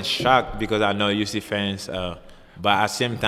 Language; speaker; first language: English; non-native, fluent; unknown